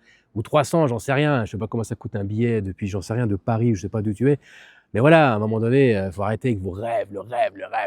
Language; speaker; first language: French; native; French